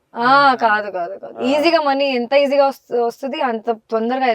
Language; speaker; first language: Telugu; non-native, fluent; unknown